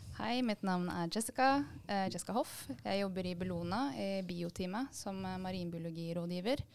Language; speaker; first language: Norwegian; native; Norwegian